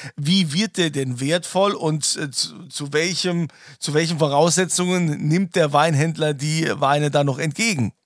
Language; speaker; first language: German; native; German